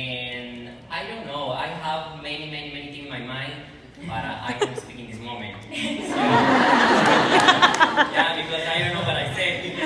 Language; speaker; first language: English; non-native, learner; Spanish